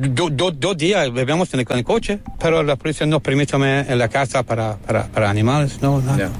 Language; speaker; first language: Spanish; non-native, learner; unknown